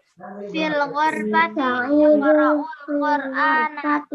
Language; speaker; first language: Arabic; non-native, learner; Indonesian